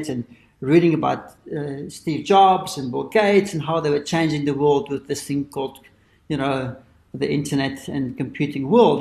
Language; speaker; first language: English; native; English